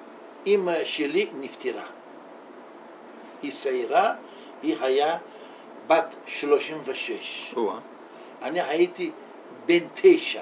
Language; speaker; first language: Hebrew; non-native, learner; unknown